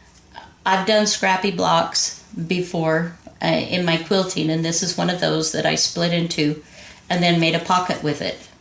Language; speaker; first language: English; native; English